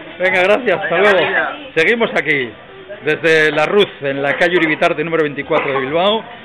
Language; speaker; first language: Spanish; native; Spanish